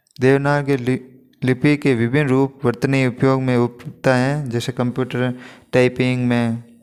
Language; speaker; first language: Hindi; native; Hindi